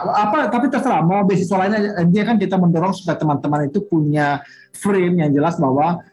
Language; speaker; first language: Indonesian; native; Indonesian